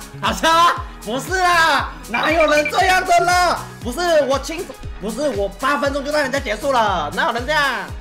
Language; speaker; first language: Chinese; native; Chinese